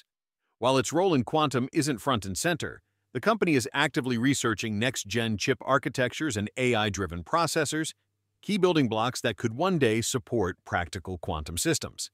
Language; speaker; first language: English; native; English